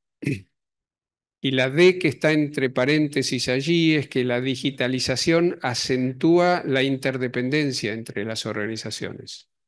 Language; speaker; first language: Spanish; native; Spanish